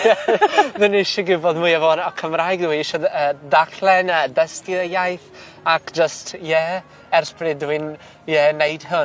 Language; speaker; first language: Welsh; non-native, learner; Portuguese